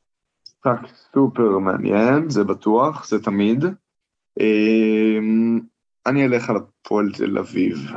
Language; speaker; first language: Hebrew; native; Hebrew